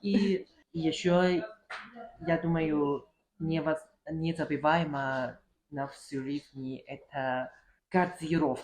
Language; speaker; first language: Russian; non-native, learner; Chinese